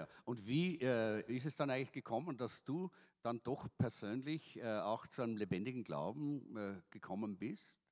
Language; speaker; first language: German; native; German